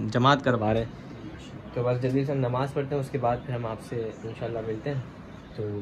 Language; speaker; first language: Urdu; native; Urdu